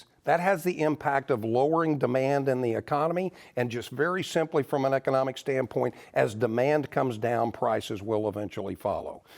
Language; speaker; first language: English; native; English